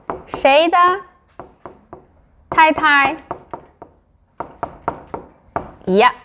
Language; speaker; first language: Chinese; non-native, learner; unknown